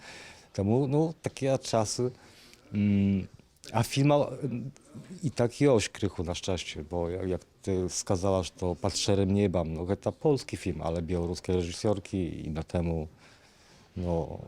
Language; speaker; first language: Polish; non-native, learner; Belarusian